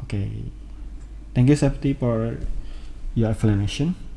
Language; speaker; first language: English; non-native, fluent; Indonesian